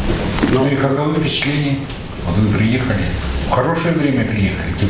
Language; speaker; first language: Russian; native; Russian